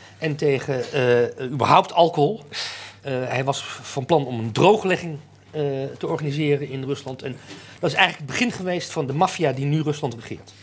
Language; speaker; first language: Dutch; native; Dutch